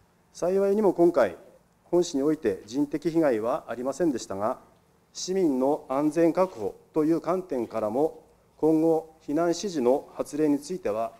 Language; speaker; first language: Japanese; native; Japanese